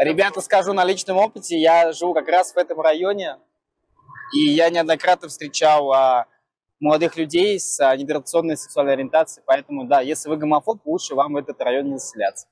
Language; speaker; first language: Russian; native; Russian